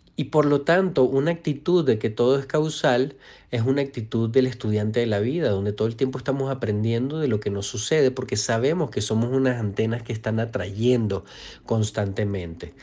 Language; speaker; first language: Spanish; native; Spanish